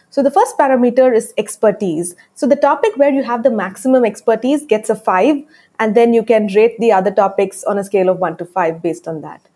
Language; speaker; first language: English; non-native, local second language; Tamil